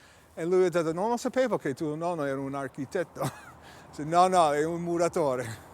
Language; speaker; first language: Italian; early bilingual, heritage; English